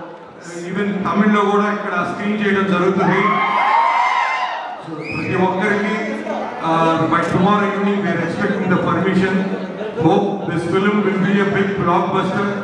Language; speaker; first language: Telugu; native; Telugu